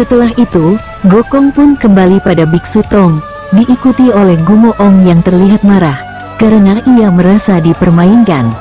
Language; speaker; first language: Indonesian; native; Indonesian